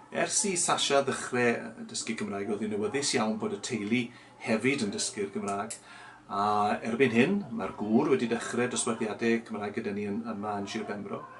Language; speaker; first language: Welsh; native; Welsh